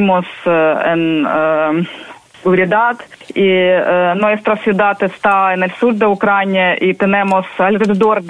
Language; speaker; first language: Spanish; non-native, fluent; Ukrainian